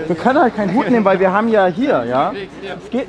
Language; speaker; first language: German; native; German